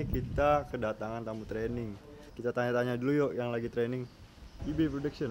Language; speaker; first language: Indonesian; native; Indonesian